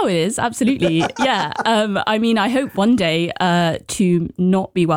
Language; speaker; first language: English; native; English